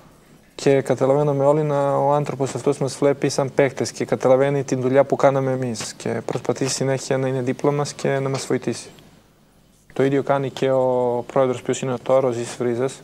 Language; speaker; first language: Greek; non-native, fluent; Serbian